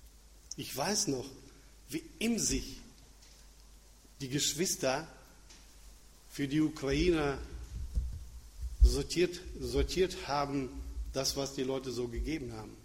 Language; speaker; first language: German; non-native, fluent; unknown